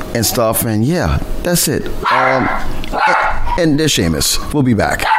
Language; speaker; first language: English; native; English